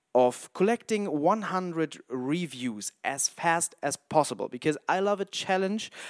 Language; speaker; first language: English; non-native, fluent; German